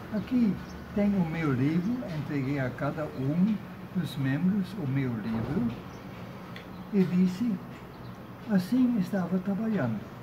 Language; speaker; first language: Portuguese; non-native, fluent; German